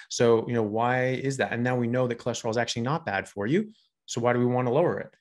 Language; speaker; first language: English; native; English